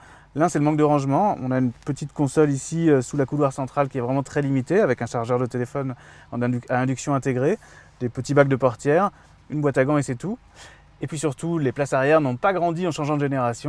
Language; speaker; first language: French; native; French